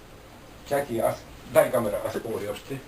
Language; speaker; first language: Bulgarian; non-native, learner; Finnish